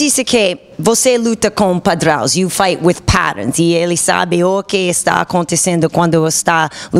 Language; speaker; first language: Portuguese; non-native, learner; English